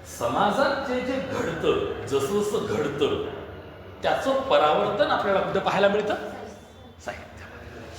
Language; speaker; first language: Marathi; native; Marathi